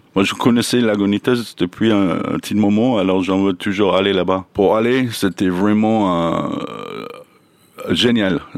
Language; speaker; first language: French; non-native, learner; English